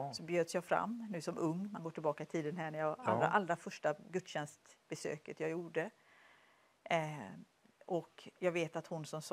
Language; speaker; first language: Swedish; native; Swedish